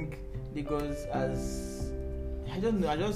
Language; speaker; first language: English; non-native, local second language; Yoruba